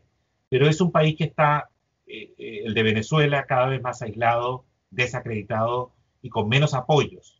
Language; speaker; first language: Spanish; native; Spanish